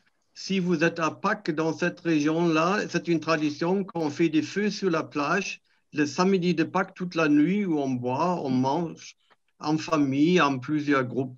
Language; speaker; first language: French; non-native, fluent; German